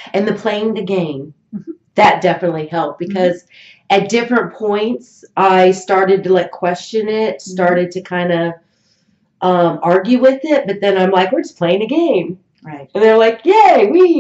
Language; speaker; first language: English; native; English